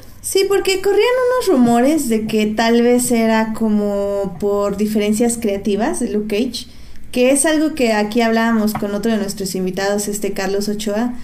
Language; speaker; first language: Spanish; native; Spanish